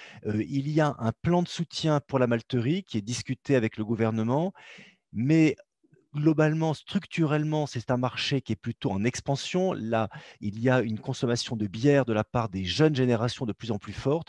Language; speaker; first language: French; native; French